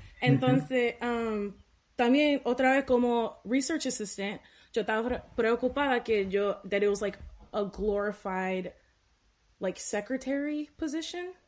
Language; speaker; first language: Spanish; early bilingual, heritage; Spanish